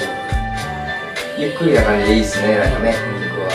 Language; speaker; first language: Japanese; native; Japanese